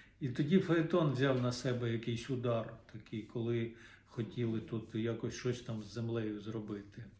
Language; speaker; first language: Ukrainian; non-native, local second language; Russian